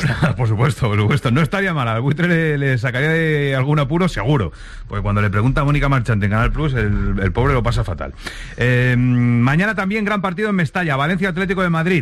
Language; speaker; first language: Spanish; native; Spanish